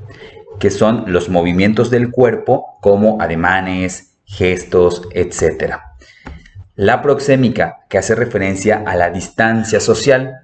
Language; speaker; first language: Spanish; native; Spanish